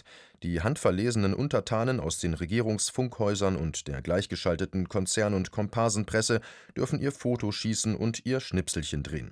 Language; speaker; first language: German; native; German